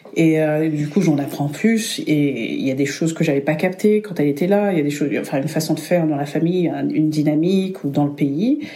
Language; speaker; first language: French; non-native, local second language; Rundi